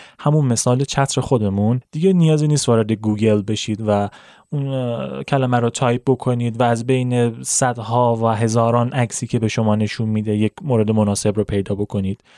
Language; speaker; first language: Persian; native; Persian